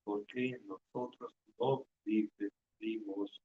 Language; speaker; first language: Spanish; non-native, learner; English